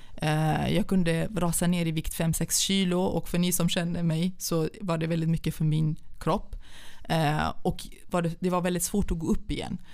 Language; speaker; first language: Swedish; early bilingual, other home language; Central Kurdish